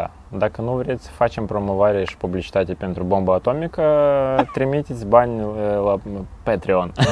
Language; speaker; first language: Romanian; non-native, local second language; Russian